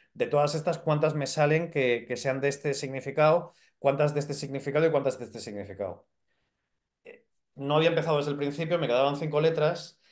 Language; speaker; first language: Spanish; native; Spanish